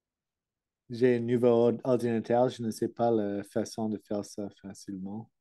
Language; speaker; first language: French; non-native, learner; English